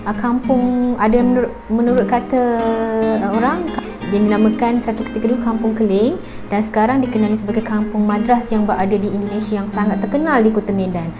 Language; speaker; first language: Malay; native; Malay